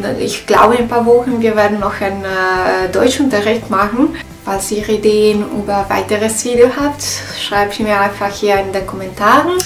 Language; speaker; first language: German; non-native, learner; Italian